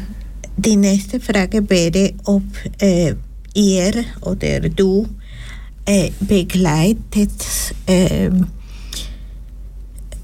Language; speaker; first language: German; non-native, learner; Spanish